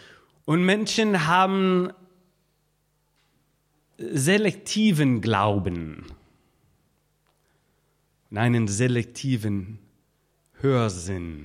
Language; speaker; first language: German; non-native, fluent; English